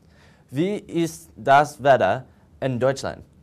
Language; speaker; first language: German; non-native, learner; English